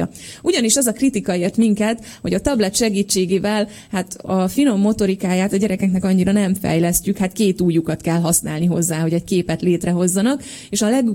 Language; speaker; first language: Hungarian; native; Hungarian